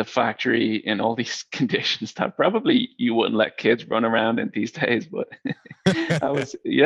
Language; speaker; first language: English; native; English